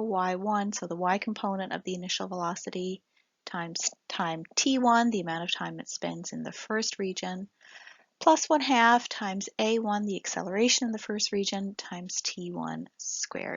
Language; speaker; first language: English; native; English